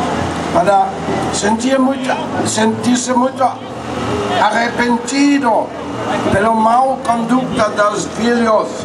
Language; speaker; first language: Portuguese; non-native, fluent; Spanish